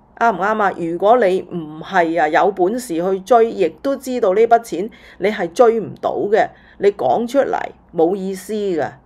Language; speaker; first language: Cantonese; native; Cantonese